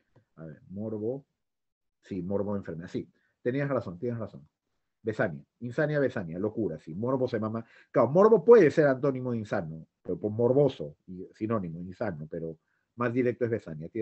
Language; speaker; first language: Spanish; native; Spanish